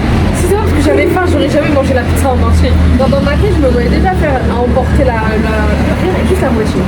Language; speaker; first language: French; native; French